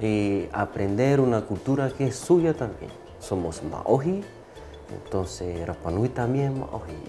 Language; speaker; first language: Spanish; non-native, fluent; French